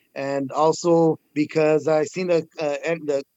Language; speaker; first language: English; native; English